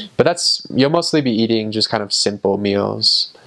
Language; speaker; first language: English; native; English